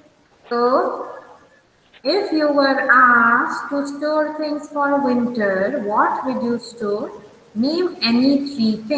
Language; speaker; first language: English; non-native, local second language; Hindi